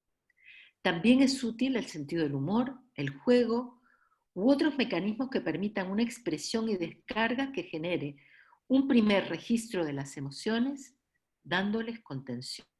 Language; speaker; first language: Spanish; native; Spanish